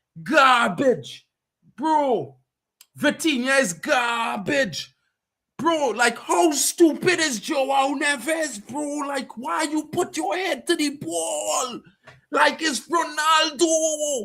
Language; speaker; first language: English; native; English